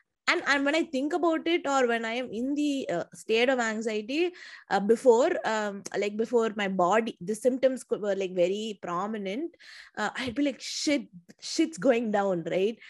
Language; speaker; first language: English; non-native, local second language; Tamil